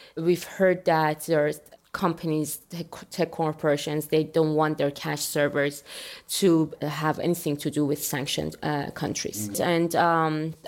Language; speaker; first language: English; non-native, fluent; Persian